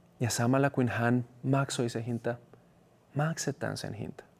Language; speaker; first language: Finnish; non-native, fluent; Spanish